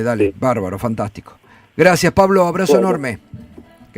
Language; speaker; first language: Spanish; native; Spanish